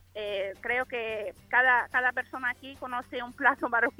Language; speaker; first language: Spanish; non-native, fluent; Arabic